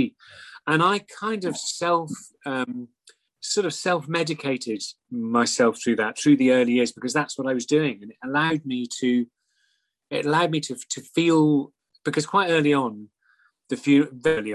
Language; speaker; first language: English; native; English